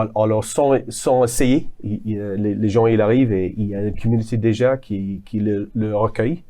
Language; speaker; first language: French; non-native, fluent; English